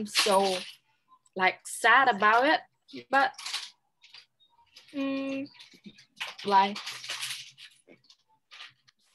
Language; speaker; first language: English; non-native, learner; Vietnamese